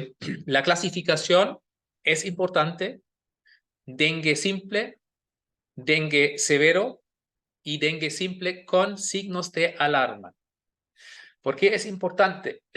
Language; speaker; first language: Spanish; non-native, fluent; German